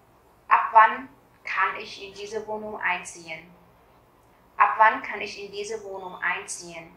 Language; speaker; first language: German; non-native, fluent; Vietnamese